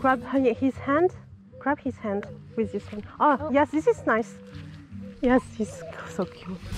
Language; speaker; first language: English; non-native, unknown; French